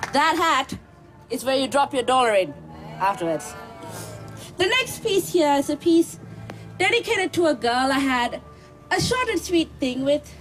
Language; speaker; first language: English; non-native, local second language; Bangla